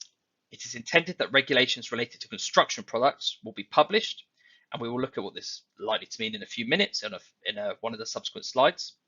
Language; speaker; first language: English; native; English